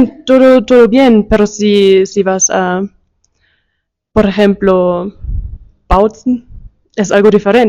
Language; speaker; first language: Spanish; non-native, fluent; German